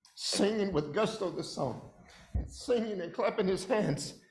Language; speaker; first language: English; native; English